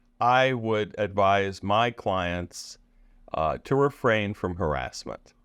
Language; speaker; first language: English; native; English